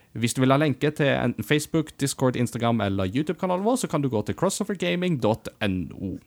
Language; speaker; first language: Norwegian; native; Norwegian